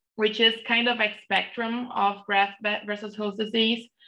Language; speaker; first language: English; non-native, fluent; Portuguese